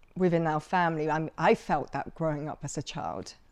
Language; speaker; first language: English; early bilingual, other home language; Cantonese